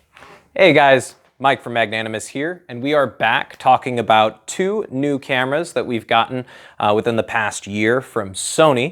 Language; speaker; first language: English; native; English